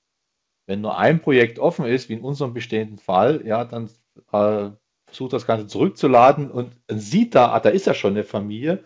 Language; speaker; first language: German; native; German